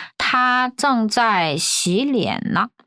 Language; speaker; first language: Chinese; non-native, fluent; Korean